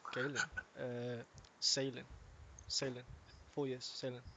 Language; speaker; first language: Chinese; non-native, learner; English